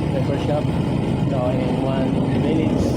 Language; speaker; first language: English; non-native, learner; Cebuano